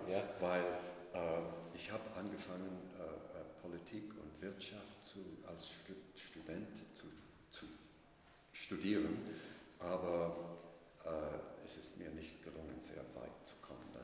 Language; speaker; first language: German; non-native, fluent; English